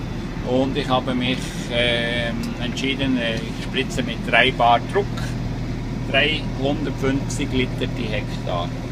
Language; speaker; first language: German; native; German